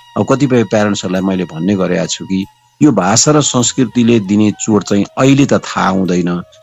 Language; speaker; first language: Nepali; native; Nepali